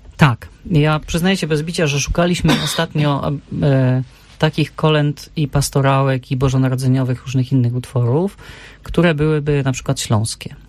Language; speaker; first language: Polish; native; Polish